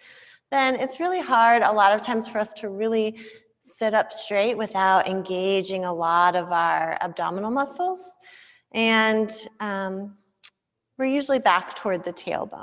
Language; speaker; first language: English; native; English